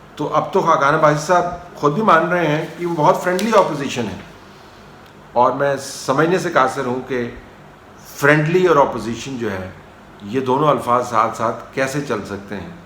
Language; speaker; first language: Urdu; native; Urdu